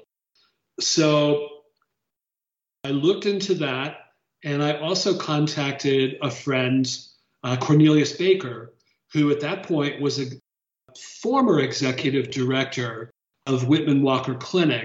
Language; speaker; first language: English; native; English